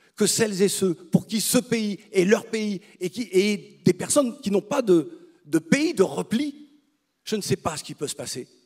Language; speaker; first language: French; native; French